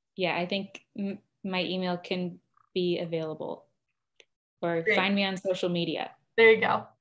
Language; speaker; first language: English; native; English